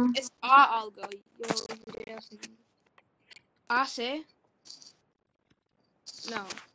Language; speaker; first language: Spanish; non-native, learner; English